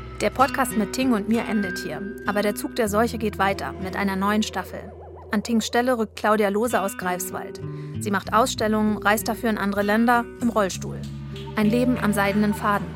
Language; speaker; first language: German; native; German